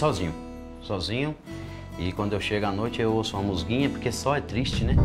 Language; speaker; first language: Portuguese; native; Portuguese